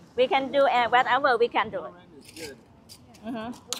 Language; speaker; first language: English; non-native, learner; Vietnamese